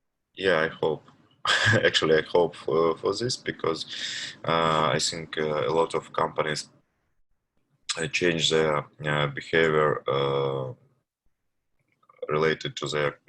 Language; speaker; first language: English; non-native, learner; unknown